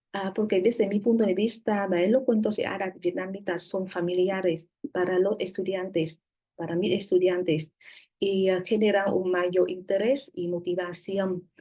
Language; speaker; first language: Spanish; non-native, fluent; Vietnamese